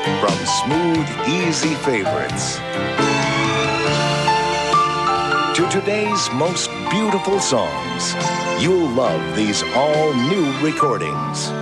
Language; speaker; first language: English; native; English